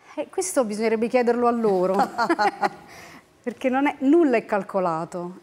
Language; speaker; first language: Italian; native; Italian